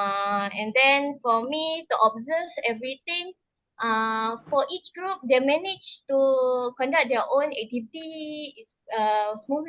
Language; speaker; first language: English; non-native, local second language; Malay